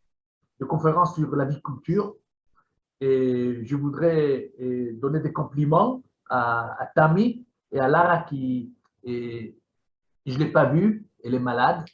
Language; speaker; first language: French; non-native, fluent; Hebrew